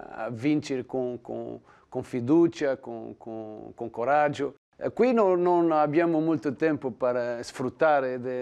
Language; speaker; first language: Italian; non-native, learner; Portuguese